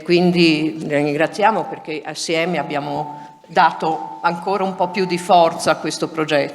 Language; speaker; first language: Italian; native; Italian